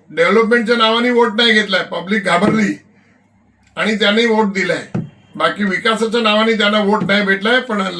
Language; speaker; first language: Marathi; non-native, local second language; Gujarati